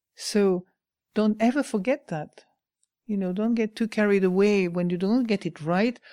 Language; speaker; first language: English; non-native, fluent; French